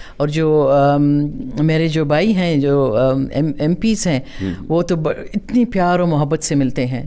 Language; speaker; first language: Urdu; non-native, local second language; Pashto